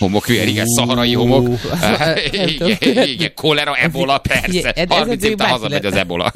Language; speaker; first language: Hungarian; native; Hungarian